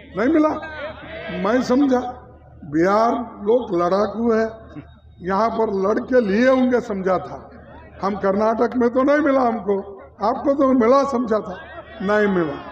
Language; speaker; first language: Hindi; non-native, local second language; Kannada